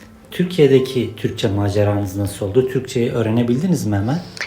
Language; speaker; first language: Turkish; native; Turkish